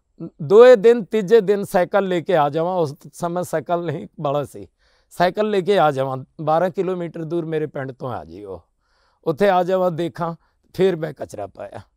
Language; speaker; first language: Punjabi; non-native, local second language; Hindi